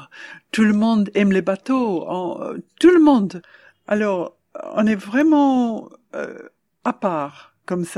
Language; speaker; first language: French; non-native, fluent; English